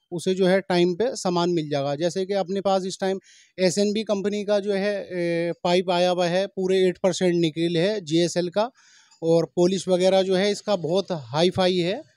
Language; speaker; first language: Hindi; native; Hindi